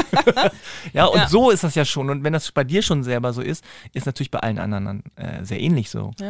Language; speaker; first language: German; native; German